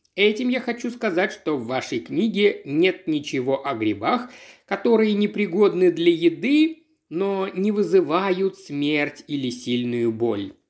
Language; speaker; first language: Russian; native; Russian